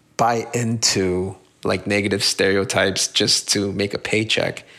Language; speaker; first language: English; early bilingual, other home language; Spanish